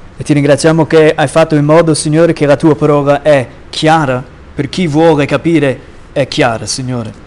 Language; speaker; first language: Italian; non-native, fluent; English